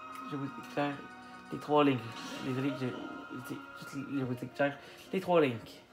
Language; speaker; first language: French; native; French